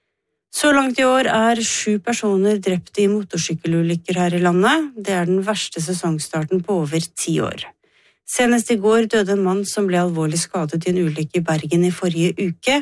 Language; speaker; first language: Norwegian; native; Norwegian